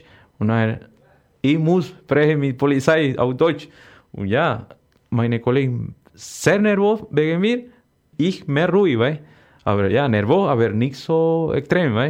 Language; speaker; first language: German; non-native, learner; Spanish